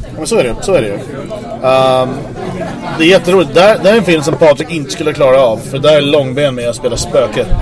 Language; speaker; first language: Swedish; native; Swedish